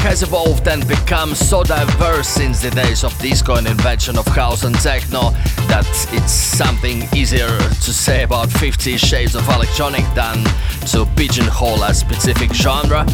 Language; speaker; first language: English; non-native, fluent; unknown